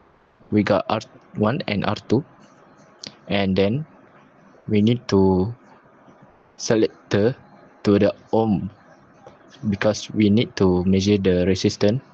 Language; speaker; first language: English; non-native, local second language; Malay